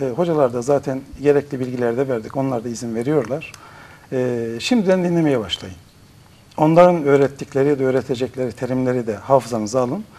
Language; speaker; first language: Turkish; native; Turkish